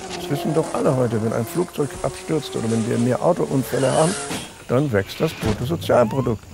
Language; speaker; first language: German; early bilingual, heritage; German